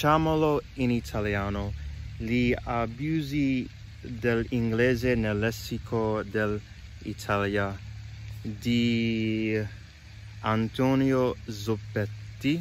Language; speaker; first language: Italian; non-native, learner; English